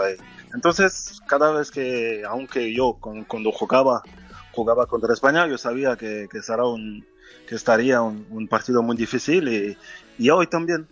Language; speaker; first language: Spanish; non-native, fluent; French